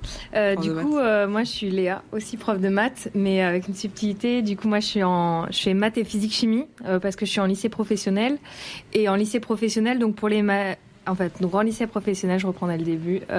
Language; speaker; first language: French; native; French